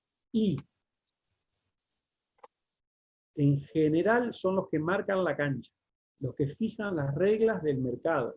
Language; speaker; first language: Spanish; native; Spanish